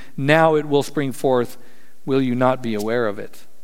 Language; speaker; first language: English; native; English